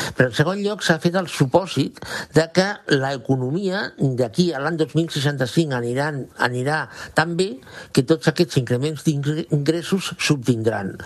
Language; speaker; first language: Catalan; non-native, local second language; Spanish